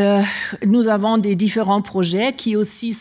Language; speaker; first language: French; non-native, learner; German